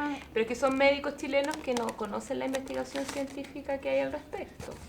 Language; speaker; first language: Spanish; native; Spanish